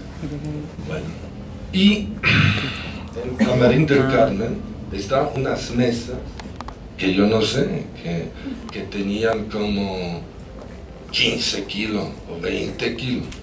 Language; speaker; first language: Spanish; non-native, fluent; Polish